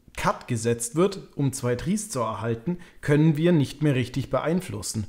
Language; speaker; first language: German; native; German